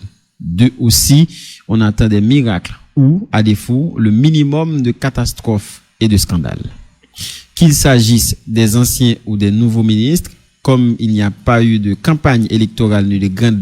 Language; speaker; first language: French; non-native, local second language; Haitian Creole